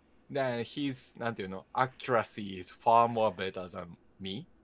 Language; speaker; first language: English; non-native, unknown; Japanese